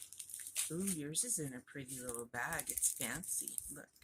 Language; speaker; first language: English; native; English